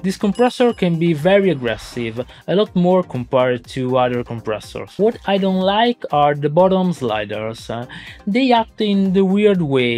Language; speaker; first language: English; non-native, fluent; Italian